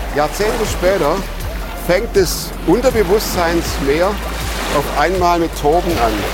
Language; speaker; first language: German; native; German